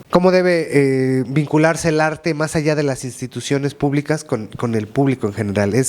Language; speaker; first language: Spanish; native; Spanish